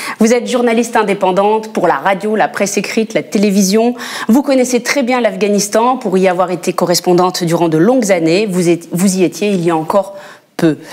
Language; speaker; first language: French; native; French